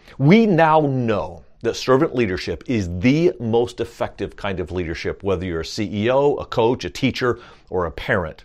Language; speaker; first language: English; native; English